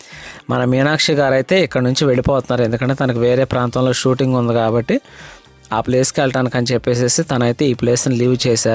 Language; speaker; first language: Telugu; native; Telugu